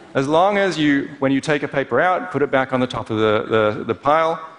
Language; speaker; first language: English; native; English